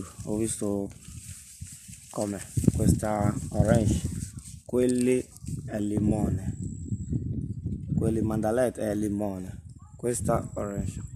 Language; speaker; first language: Italian; non-native, learner; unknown